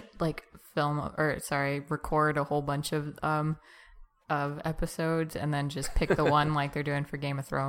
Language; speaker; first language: English; native; English